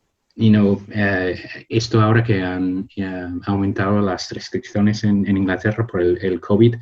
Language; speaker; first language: Spanish; non-native, fluent; English